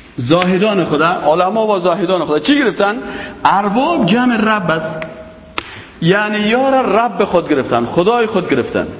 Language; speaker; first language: Persian; native; Persian